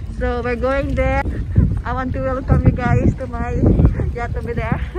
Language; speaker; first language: English; non-native, local second language; Filipino